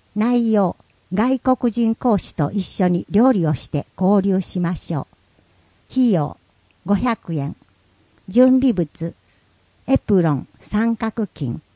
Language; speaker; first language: Japanese; native; Japanese